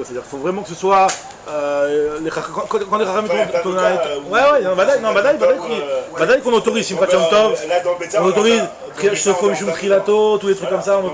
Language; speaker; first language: French; native; French